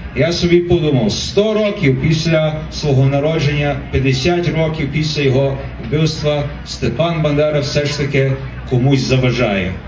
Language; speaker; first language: Ukrainian; early bilingual, heritage; Ukrainian